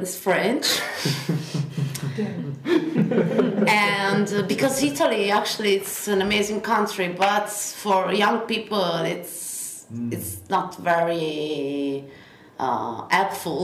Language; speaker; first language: English; non-native, fluent; Italian